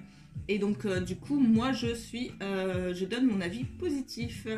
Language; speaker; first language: French; native; French